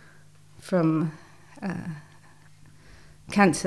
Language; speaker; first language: English; native; English